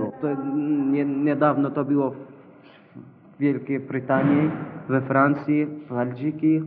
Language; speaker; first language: Polish; non-native, learner; Arabic